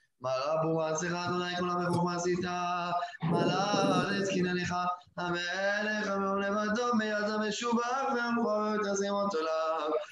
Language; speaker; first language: Hebrew; non-native, fluent; Spanish